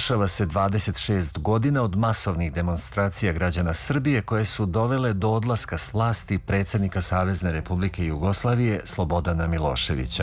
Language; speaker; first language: Serbian; native; Serbian